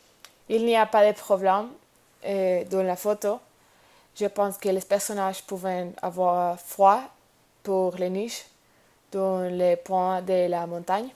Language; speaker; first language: French; non-native, learner; Spanish